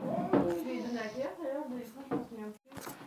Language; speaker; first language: French; native; French